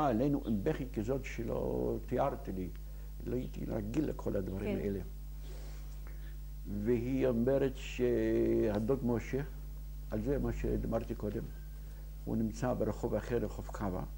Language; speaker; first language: Hebrew; non-native, fluent; Yiddish